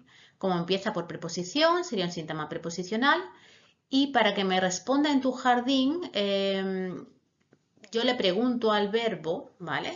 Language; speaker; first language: Spanish; native; Spanish